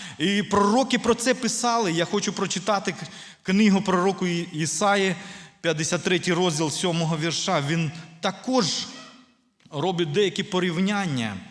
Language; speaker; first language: Ukrainian; non-native, local second language; Russian